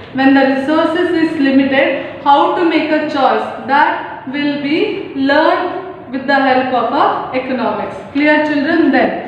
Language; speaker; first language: English; non-native, local second language; Kannada